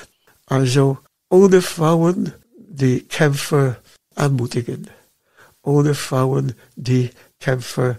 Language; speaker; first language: German; non-native, fluent; Dutch